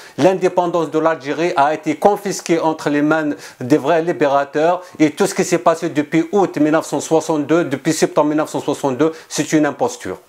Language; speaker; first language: French; non-native, local second language; Kabyle